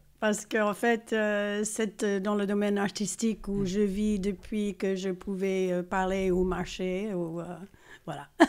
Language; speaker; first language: French; non-native, fluent; English